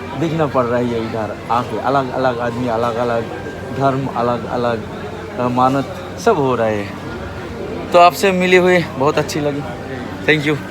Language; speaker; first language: Hindi; non-native, learner; Bangla